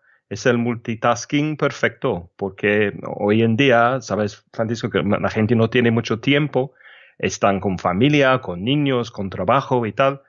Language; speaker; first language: Spanish; non-native, fluent; English